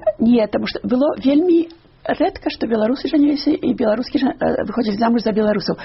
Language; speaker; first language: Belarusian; early bilingual, heritage; Belarusian